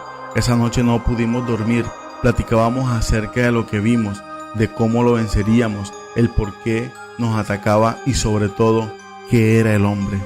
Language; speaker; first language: Spanish; native; Spanish